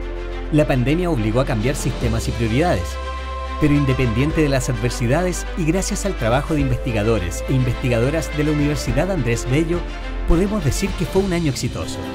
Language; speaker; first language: Spanish; native; Spanish